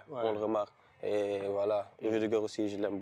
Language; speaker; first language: French; non-native, local second language; Wolof